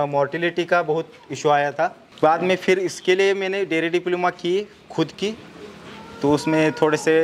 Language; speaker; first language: Hindi; non-native, local second language; Marathi